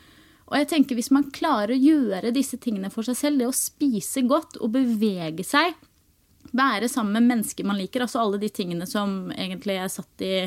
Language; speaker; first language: Norwegian; native; Norwegian